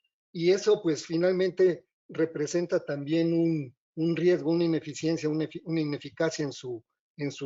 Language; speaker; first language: Spanish; native; Spanish